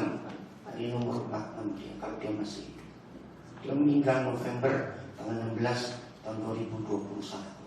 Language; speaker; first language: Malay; non-native, local second language; Javanese